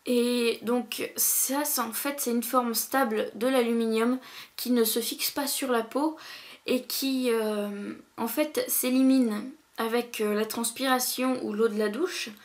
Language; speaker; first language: French; native; French